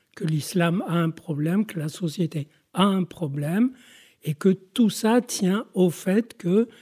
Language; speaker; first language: French; non-native, local second language; Arabic